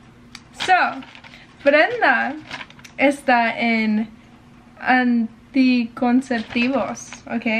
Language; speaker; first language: Spanish; early bilingual, heritage; English